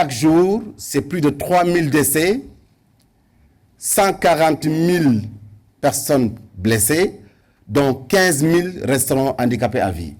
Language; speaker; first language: French; non-native, local second language; Wolof